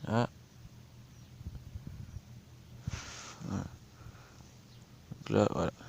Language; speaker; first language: French; native; French